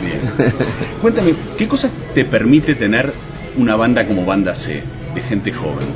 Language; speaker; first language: Spanish; native; Spanish